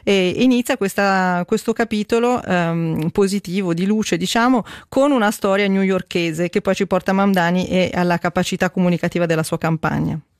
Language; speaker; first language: Italian; native; Italian